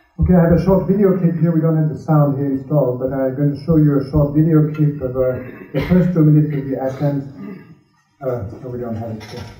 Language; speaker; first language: English; non-native, fluent; French